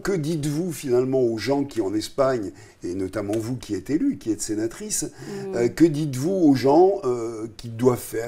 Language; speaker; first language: French; native; French